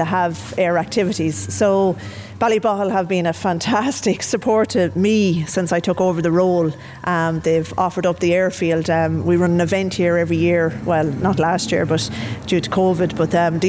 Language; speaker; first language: English; native; English